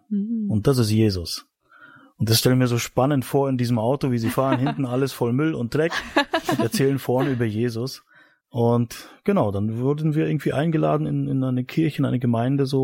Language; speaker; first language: German; native; German